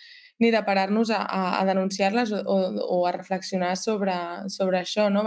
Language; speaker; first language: Catalan; native; Catalan